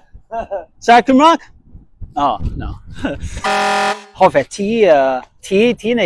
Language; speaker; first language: Welsh; non-native, learner; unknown